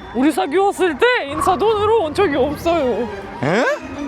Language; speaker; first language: Korean; non-native, fluent; Russian